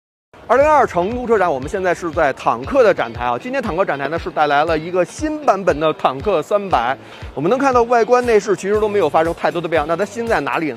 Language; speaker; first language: Chinese; native; Chinese